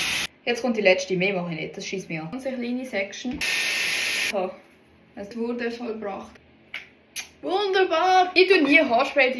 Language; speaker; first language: German; native; German